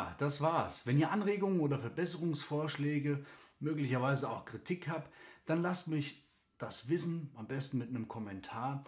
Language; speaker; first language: German; native; German